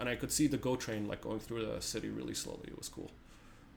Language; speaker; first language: English; native; English